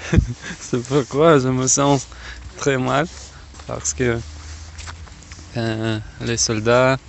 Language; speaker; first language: French; non-native, learner; Russian